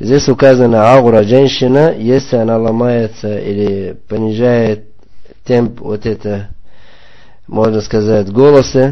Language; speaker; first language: Russian; non-native, local second language; Arabic